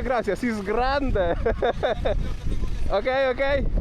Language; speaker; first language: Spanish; non-native, learner; Polish